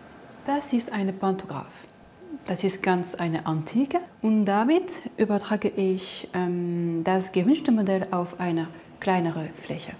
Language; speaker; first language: German; non-native, fluent; French